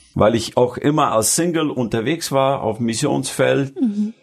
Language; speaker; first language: German; early bilingual, other home language; Russian